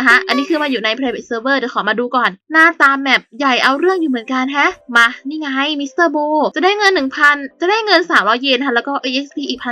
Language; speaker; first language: Thai; native; Thai